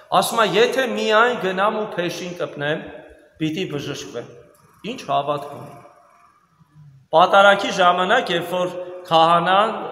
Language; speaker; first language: Armenian; native; Armenian